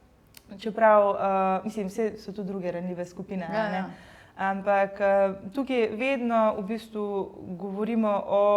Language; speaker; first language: Slovenian; native; Slovenian